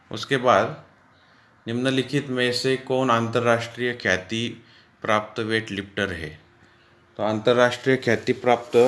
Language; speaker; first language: Hindi; non-native, local second language; Marathi